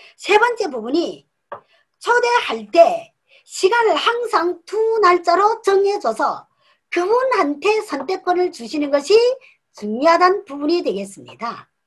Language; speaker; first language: Korean; native; Korean